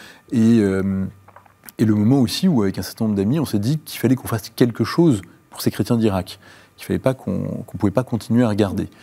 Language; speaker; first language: French; native; French